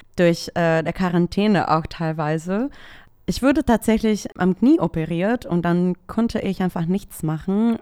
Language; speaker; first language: German; non-native, fluent; Spanish